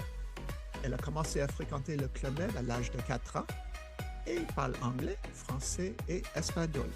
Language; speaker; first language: French; non-native, fluent; English